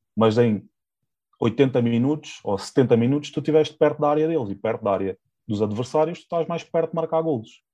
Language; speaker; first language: Portuguese; native; Portuguese